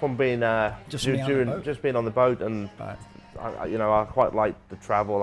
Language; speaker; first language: English; native; English